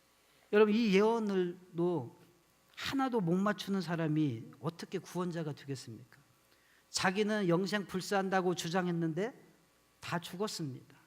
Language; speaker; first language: Korean; native; Korean